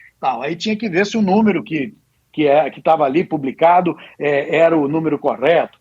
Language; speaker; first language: Portuguese; native; Portuguese